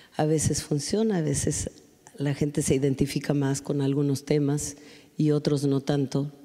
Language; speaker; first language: Spanish; native; Spanish